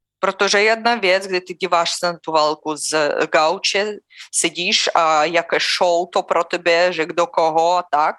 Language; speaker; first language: Czech; non-native, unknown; Russian